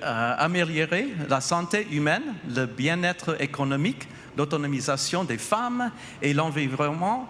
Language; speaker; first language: French; non-native, fluent; English